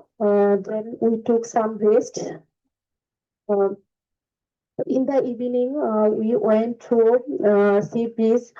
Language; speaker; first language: English; non-native, learner; Bangla